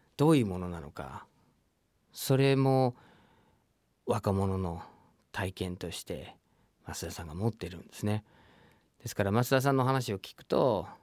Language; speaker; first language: Japanese; non-native, fluent; English